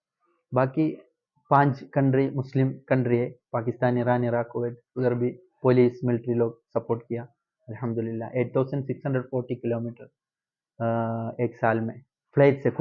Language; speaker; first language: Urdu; non-native, local second language; Malayalam